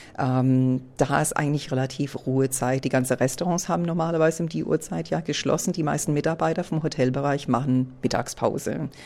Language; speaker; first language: German; early bilingual, heritage; English